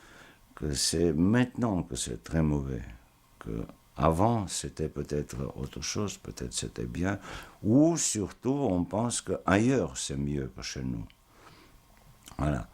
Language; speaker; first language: French; non-native, fluent; Georgian